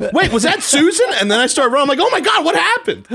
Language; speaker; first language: English; native; English